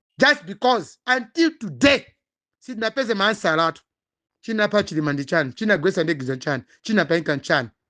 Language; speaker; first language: Nyanja; non-native, local second language; Tumbuka